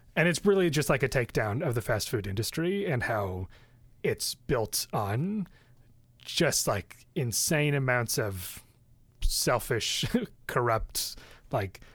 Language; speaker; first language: English; native; English